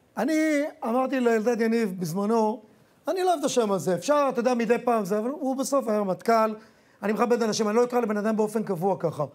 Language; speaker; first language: Hebrew; native; Hebrew